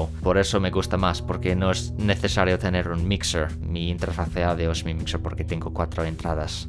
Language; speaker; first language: Spanish; non-native, fluent; English